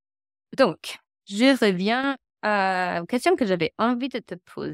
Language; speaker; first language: French; non-native, fluent; English